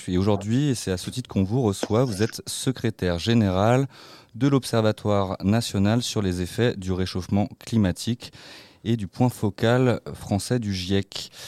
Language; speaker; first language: French; native; French